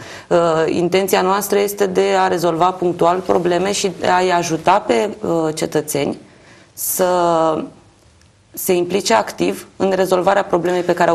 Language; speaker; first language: Romanian; native; Romanian